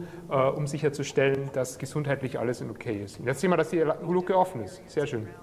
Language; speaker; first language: German; native; German